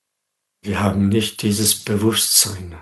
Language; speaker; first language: German; non-native, fluent; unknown